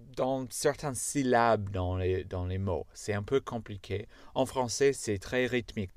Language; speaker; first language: French; non-native, fluent; English